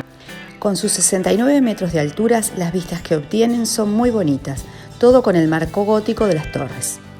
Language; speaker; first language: Spanish; native; Spanish